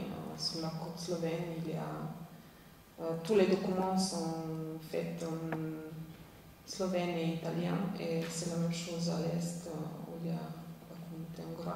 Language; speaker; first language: French; non-native, fluent; Slovenian